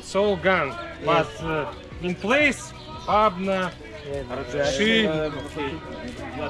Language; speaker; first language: English; non-native, learner; Russian